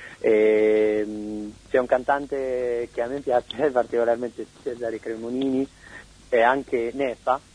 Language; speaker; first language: Italian; non-native, fluent; Arabic